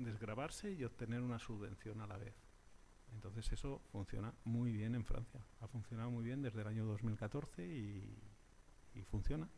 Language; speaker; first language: Spanish; native; Spanish